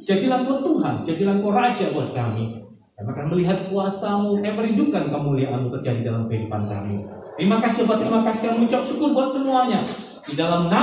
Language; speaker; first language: Indonesian; native; Indonesian